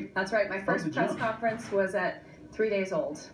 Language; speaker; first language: English; native; English